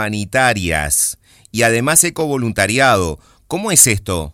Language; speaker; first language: Spanish; native; Spanish